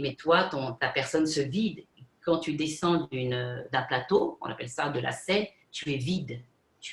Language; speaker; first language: French; non-native, fluent; Spanish